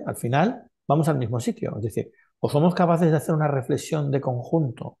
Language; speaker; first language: Spanish; native; Spanish